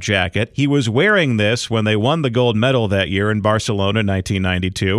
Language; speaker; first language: English; native; English